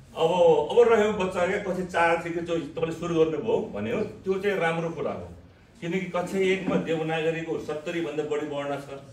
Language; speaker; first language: Nepali; non-native, local second language; Eastern Tamang